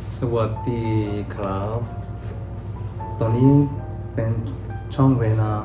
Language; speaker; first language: Thai; non-native, fluent; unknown